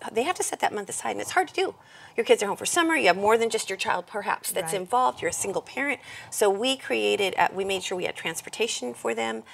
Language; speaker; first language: English; native; English